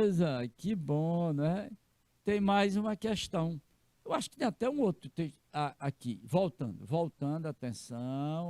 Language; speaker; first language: Portuguese; native; Portuguese